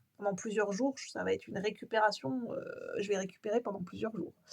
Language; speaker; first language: French; native; French